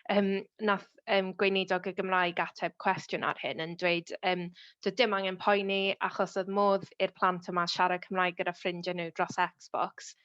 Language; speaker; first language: Welsh; native; Welsh